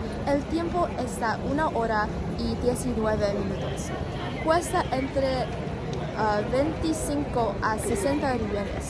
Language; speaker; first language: Spanish; non-native, learner; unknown